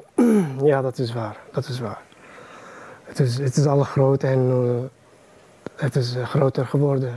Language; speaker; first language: Dutch; non-native, learner; Arabic